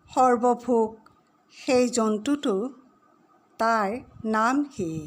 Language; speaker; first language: Assamese; native; Assamese